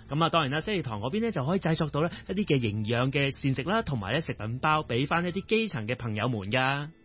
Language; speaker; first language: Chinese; non-native, local second language; Cantonese